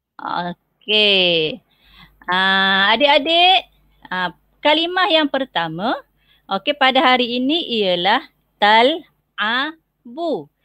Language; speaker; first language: Malay; native; Malay